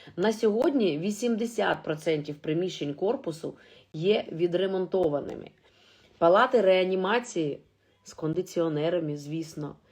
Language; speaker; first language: Ukrainian; native; Ukrainian